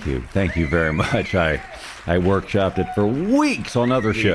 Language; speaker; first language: English; native; English